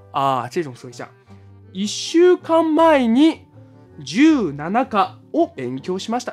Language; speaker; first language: Japanese; non-native, fluent; Chinese